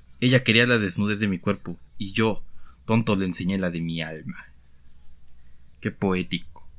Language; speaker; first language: Spanish; native; Spanish